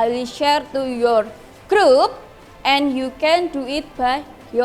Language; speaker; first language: English; non-native, learner; Indonesian